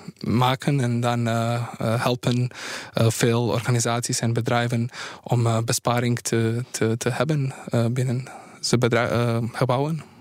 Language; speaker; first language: Dutch; non-native, fluent; Bosnian